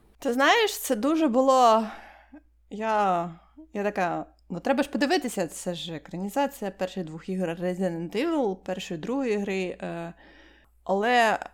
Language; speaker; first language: Ukrainian; native; Ukrainian